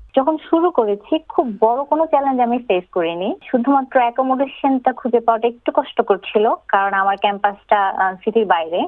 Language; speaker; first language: Bangla; native; Bangla